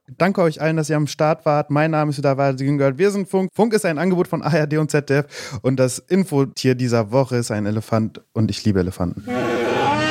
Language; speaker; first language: German; native; German